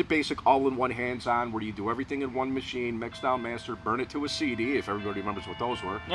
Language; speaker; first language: English; native; English